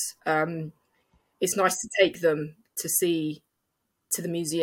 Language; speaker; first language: English; native; English